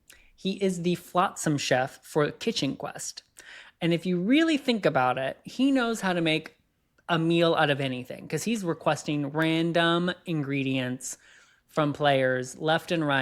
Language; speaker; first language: English; native; English